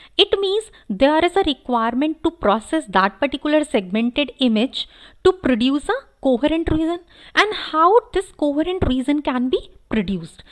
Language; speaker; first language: English; non-native, local second language; Hindi